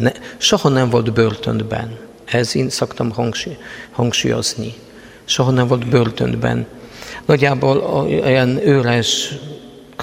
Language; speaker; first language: Hungarian; non-native, fluent; Polish